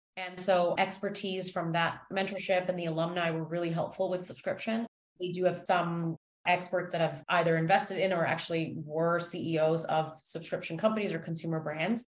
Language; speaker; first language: English; native; English